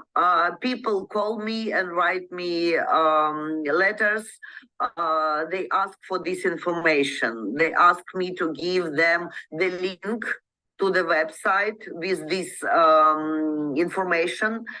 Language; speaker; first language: English; non-native, learner; Ukrainian